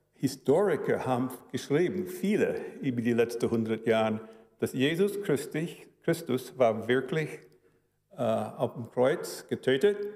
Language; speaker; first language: German; early bilingual, heritage; German